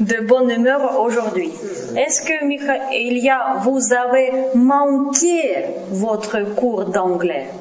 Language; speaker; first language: French; non-native, fluent; Russian